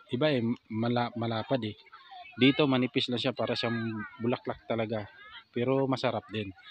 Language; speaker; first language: Filipino; non-native, local second language; Cebuano